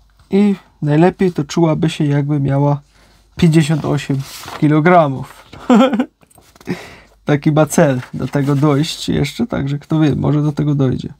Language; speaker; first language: Polish; native; Polish